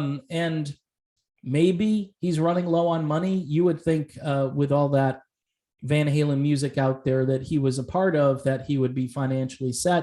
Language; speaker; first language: English; native; English